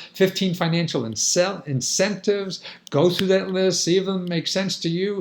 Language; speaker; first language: English; native; English